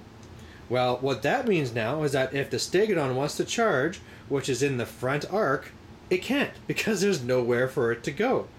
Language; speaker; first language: English; native; English